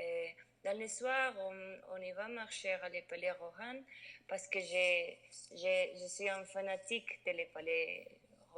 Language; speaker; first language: French; non-native, learner; Spanish